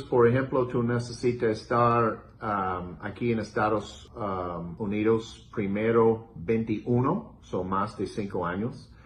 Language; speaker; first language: Spanish; non-native, learner; English